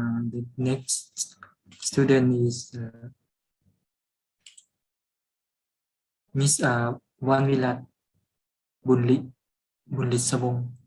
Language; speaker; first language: English; non-native, fluent; Lao